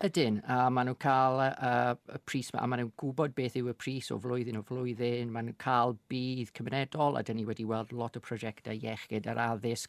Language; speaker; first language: Welsh; non-native, fluent; English